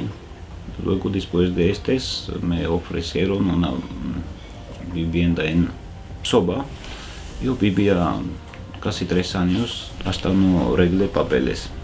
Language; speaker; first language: Spanish; non-native, learner; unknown